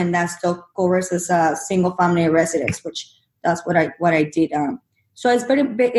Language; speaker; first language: English; non-native, fluent; Spanish